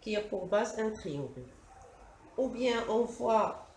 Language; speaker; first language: French; non-native, local second language; Arabic